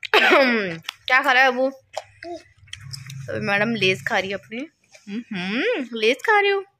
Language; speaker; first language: Hindi; native; Hindi